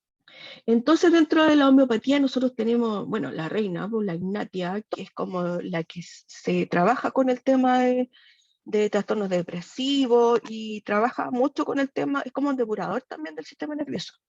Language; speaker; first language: Spanish; native; Spanish